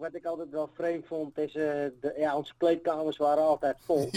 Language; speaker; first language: Dutch; native; Dutch